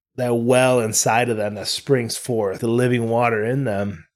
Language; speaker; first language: English; native; English